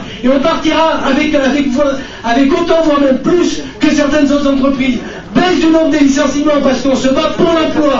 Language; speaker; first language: French; native; French